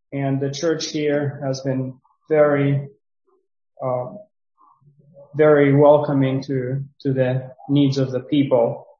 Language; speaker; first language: English; non-native, fluent; Ukrainian